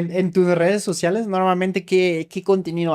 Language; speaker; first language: Spanish; non-native, fluent; German